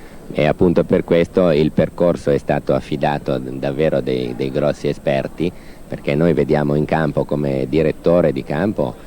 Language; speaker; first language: Italian; native; Italian